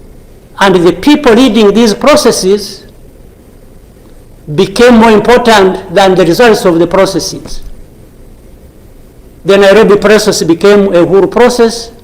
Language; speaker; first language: English; non-native, local second language; Kinyarwanda